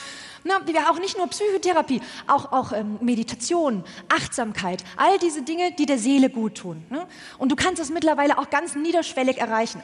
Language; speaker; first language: German; native; German